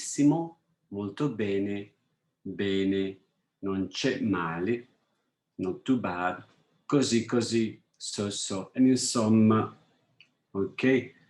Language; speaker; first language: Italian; non-native, fluent; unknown